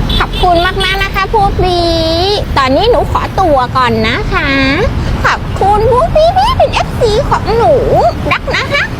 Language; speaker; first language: Thai; non-native, learner; Vietnamese